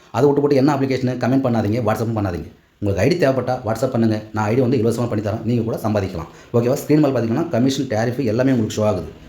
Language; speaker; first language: Tamil; non-native, local second language; Telugu